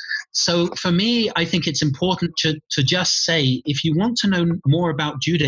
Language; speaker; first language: English; native; English